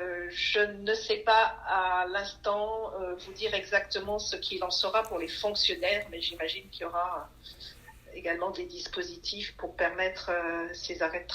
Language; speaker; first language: French; native; French